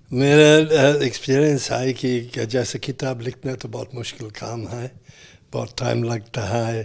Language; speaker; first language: Hindi; non-native, fluent; English